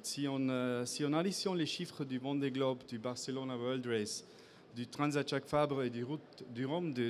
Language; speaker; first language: French; non-native, fluent; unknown